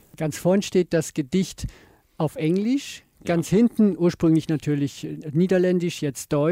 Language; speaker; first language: German; native; German